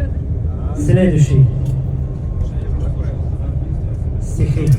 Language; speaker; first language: Russian; non-native, learner; Tajik